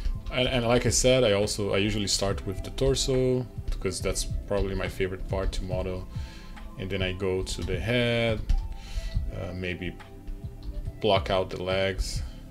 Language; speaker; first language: English; non-native, fluent; Portuguese